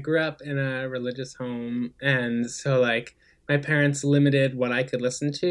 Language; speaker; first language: English; native; English